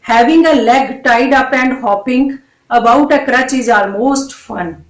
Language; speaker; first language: English; non-native, local second language; Punjabi